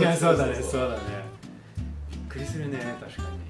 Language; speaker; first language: Japanese; non-native, learner; French